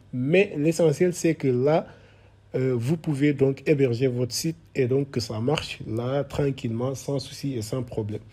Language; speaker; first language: French; non-native, local second language; Wolof